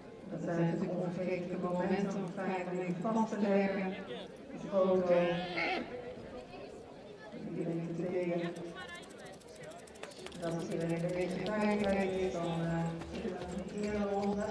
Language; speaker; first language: Dutch; native; Dutch